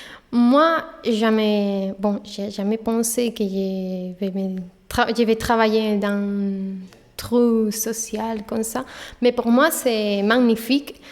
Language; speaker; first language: French; non-native, fluent; Spanish